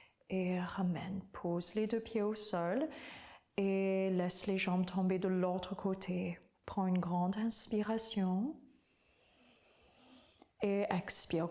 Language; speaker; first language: French; non-native, fluent; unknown